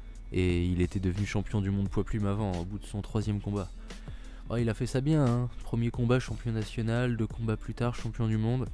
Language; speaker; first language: French; native; French